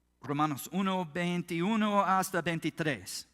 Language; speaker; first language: Spanish; non-native, learner; English